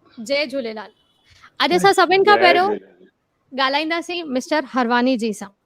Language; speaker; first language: Sindhi; early bilingual, heritage; Sindhi